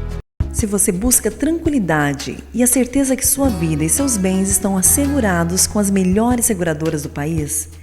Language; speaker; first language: Portuguese; native; Portuguese